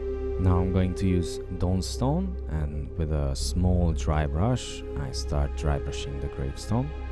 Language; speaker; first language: English; non-native, fluent; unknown